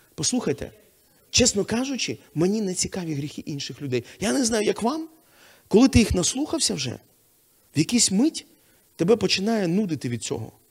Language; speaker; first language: Ukrainian; non-native, local second language; Russian